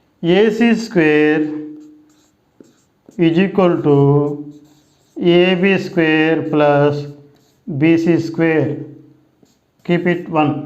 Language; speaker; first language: English; non-native, local second language; Telugu